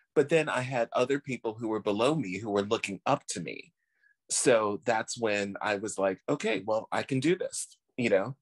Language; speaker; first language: English; native; English